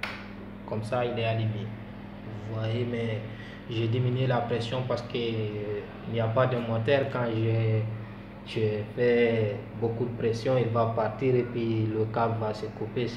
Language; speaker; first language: French; non-native, local second language; Fula